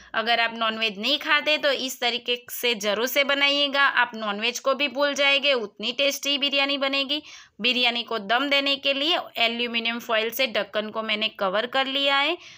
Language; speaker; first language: Hindi; non-native, local second language; Gujarati